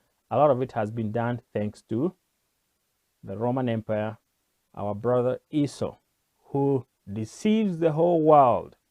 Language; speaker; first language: English; non-native, local second language; Kikuyu